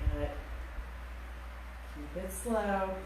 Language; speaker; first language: English; native; English